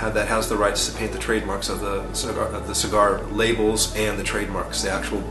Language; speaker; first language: English; native; English